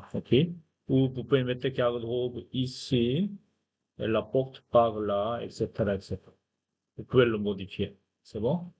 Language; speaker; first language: French; non-native, fluent; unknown